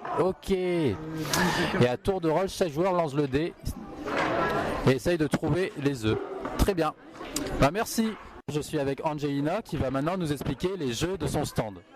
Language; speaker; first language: French; native; French